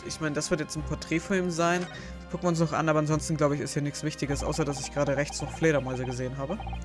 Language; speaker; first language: German; native; German